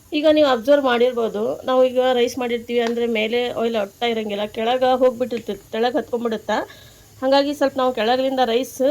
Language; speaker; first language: Kannada; non-native, local second language; Urdu